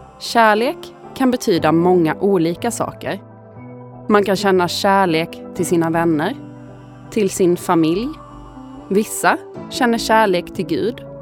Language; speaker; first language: Swedish; native; Swedish